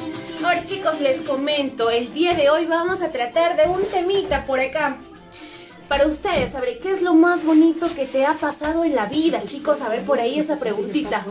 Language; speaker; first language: Spanish; native; Spanish